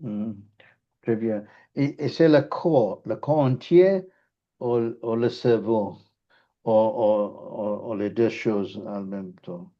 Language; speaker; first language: French; non-native, fluent; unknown